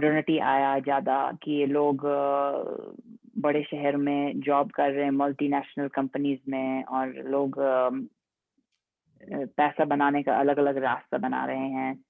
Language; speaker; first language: Hindi; non-native, fluent; English